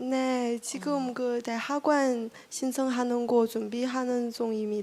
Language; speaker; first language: Korean; non-native, learner; Chinese